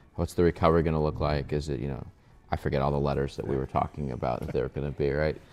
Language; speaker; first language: English; native; English